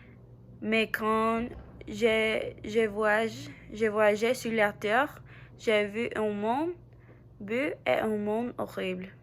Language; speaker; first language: French; non-native, learner; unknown